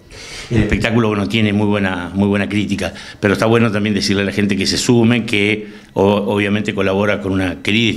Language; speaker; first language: Spanish; native; Spanish